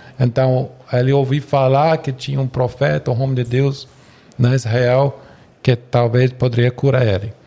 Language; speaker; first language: Portuguese; non-native, fluent; English